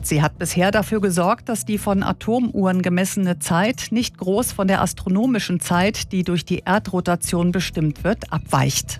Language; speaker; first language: German; native; German